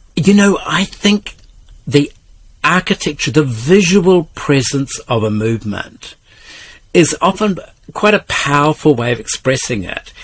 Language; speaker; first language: English; native; English